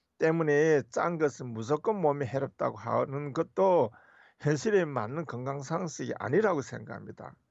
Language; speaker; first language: Korean; native; Korean